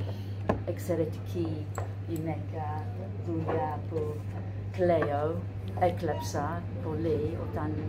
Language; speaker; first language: Greek; non-native, learner; English